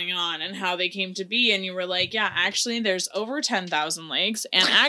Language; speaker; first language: English; native; English